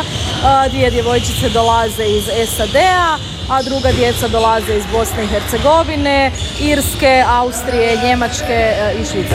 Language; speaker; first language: Serbian; native; Serbian